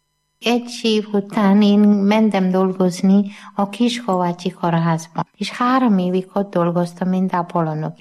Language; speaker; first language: Hungarian; non-native, learner; Malayalam